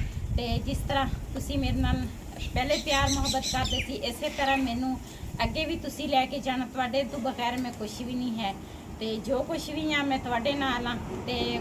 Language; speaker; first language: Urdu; non-native, local second language; Punjabi